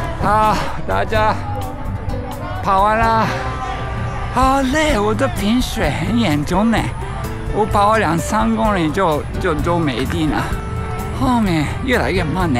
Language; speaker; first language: Chinese; non-native, learner; Japanese